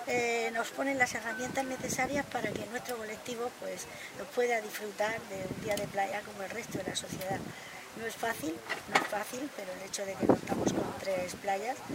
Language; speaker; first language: Spanish; native; Spanish